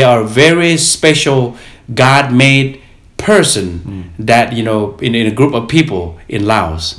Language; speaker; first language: English; non-native, fluent; Lao